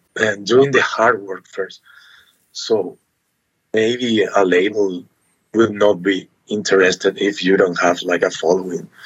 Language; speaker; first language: English; non-native, learner; Spanish